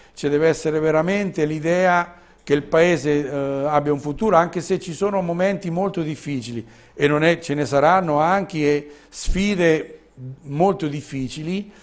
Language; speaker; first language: Italian; native; Italian